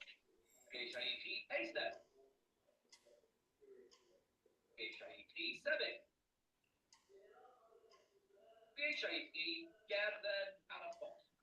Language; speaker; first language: Welsh; non-native, learner; English